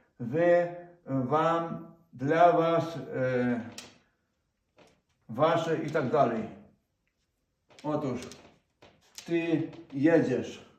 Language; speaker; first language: Polish; non-native, fluent; Ukrainian